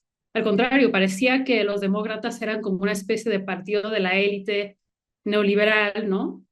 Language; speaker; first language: Spanish; native; Spanish